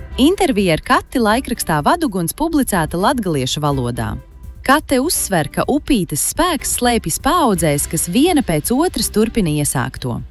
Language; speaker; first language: Latvian; native; Latvian